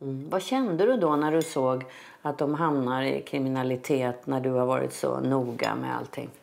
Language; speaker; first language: Swedish; native; Swedish